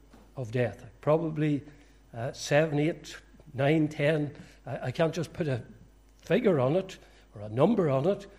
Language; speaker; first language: English; native; English